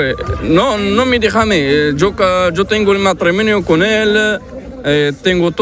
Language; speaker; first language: Spanish; non-native, learner; Arabic